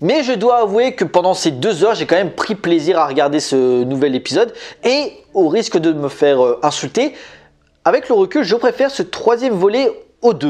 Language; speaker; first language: French; native; French